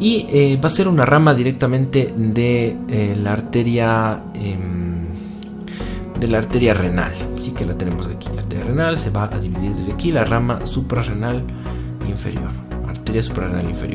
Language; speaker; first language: Spanish; native; Spanish